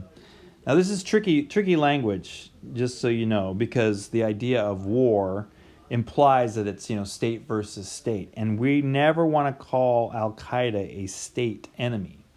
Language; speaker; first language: English; native; English